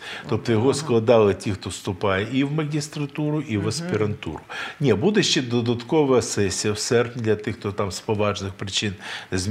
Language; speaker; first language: Ukrainian; native; Ukrainian